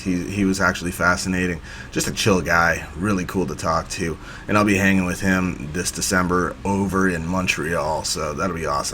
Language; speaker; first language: English; native; English